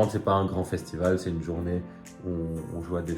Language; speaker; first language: French; native; French